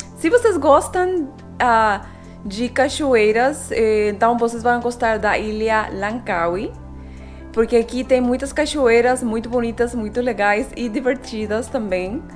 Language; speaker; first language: Portuguese; non-native, fluent; Spanish